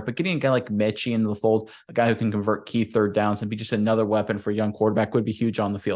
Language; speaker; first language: English; native; English